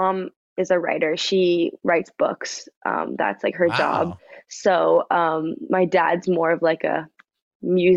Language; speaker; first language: English; native; English